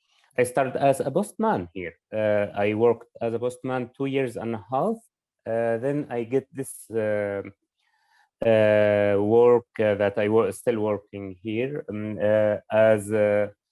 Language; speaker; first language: English; non-native, learner; Arabic